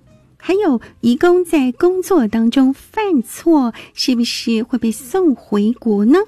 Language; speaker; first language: Chinese; native; Chinese